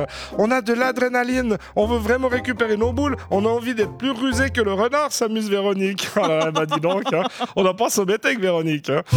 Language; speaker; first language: French; native; French